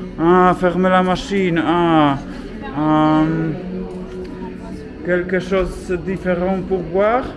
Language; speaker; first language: French; non-native, learner; Polish